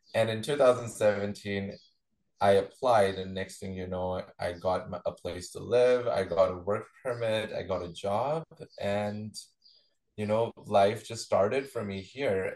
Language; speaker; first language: English; non-native, local second language; Punjabi